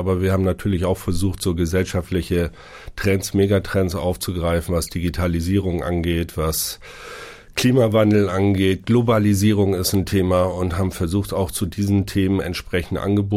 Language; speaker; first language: German; native; German